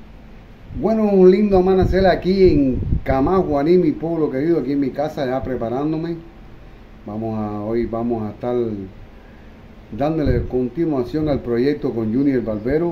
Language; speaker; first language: Spanish; native; Spanish